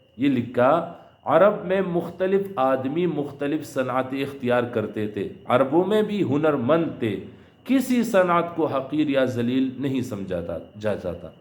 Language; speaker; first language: Urdu; non-native, local second language; Pashto